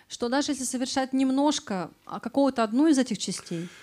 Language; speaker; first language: Russian; native; Russian